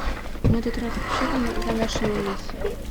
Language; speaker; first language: Russian; non-native, local second language; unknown